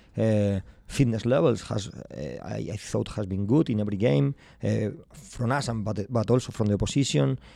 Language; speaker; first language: English; non-native, fluent; Spanish